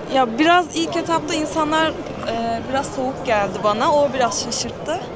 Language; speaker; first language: Turkish; native; Turkish